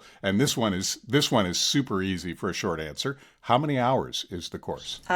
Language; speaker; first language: English; native; English